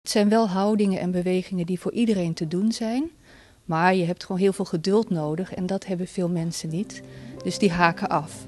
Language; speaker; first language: Dutch; native; Dutch